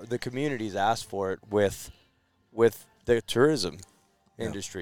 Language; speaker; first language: English; native; English